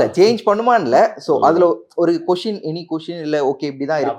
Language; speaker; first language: Tamil; native; Tamil